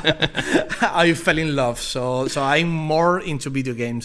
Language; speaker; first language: English; non-native, fluent; Spanish